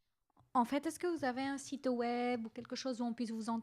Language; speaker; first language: French; native; French